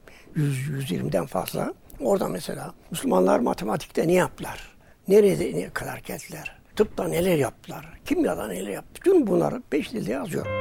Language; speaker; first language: Turkish; native; Turkish